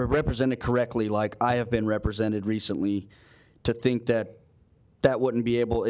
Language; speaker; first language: English; native; English